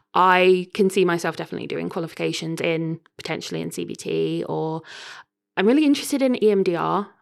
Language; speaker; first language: English; native; English